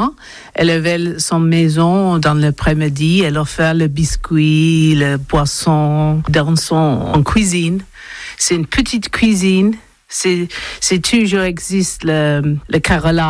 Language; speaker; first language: French; non-native, learner; English